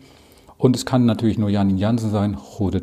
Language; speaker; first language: German; native; German